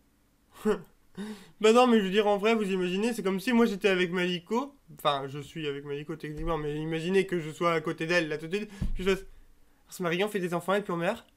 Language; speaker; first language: French; native; French